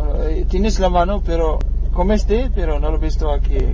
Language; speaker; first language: Spanish; non-native, learner; Arabic